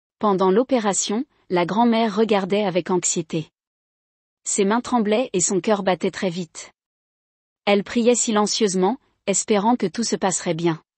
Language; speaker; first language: French; non-native, local second language; Arabic